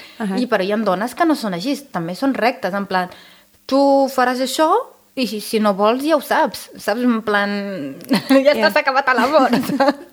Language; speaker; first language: Catalan; non-native, fluent; Arabic